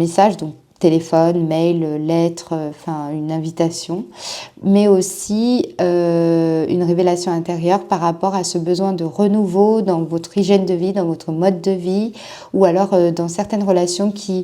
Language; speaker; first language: French; native; French